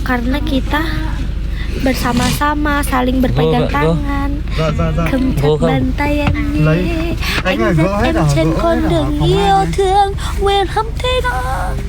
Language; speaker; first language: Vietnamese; non-native, learner; Indonesian